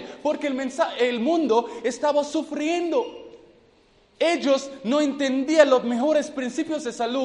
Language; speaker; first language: Spanish; non-native, fluent; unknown